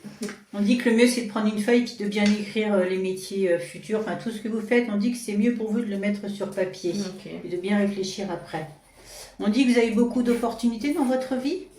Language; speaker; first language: French; native; French